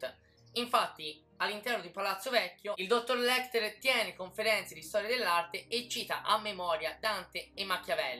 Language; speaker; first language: Italian; native; Italian